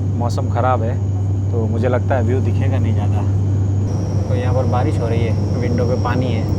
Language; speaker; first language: Hindi; native; Hindi